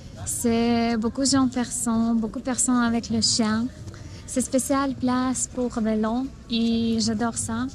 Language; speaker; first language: French; non-native, learner; Ukrainian